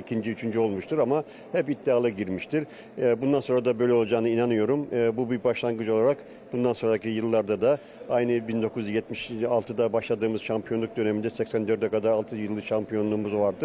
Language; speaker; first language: Turkish; native; Turkish